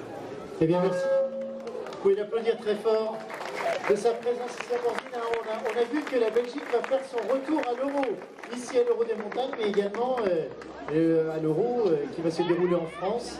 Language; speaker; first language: French; native; French